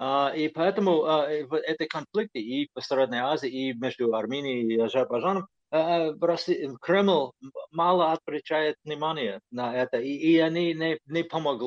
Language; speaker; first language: Russian; non-native, fluent; English